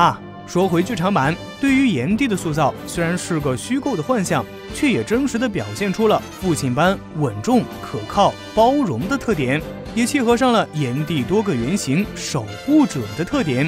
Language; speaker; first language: Chinese; native; Chinese